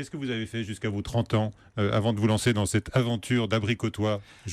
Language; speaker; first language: French; native; French